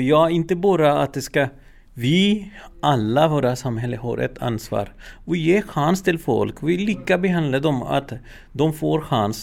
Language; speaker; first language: Swedish; non-native, learner; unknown